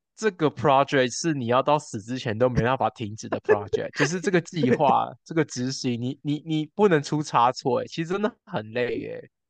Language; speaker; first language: Chinese; native; Chinese